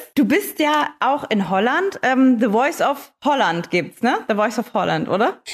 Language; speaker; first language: German; native; German